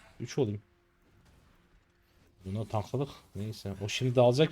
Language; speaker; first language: Turkish; native; Turkish